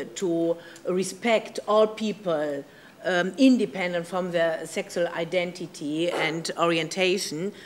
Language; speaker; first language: English; non-native, learner; German